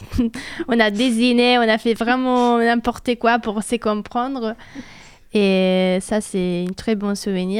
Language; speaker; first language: French; non-native, fluent; Italian